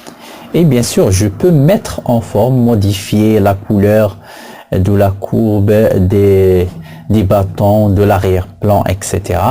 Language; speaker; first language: French; non-native, local second language; Arabic